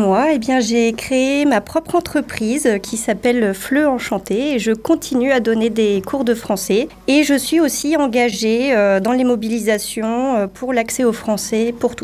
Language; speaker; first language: French; native; French